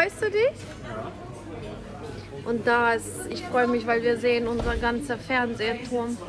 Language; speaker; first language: German; non-native, learner; Ukrainian